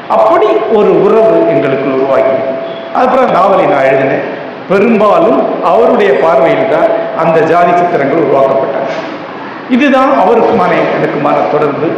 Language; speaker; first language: Tamil; non-native, local second language; Malayalam